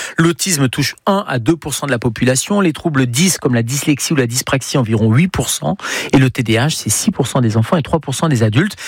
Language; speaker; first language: French; native; French